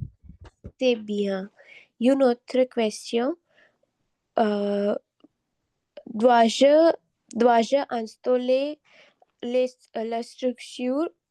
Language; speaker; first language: French; non-native, learner; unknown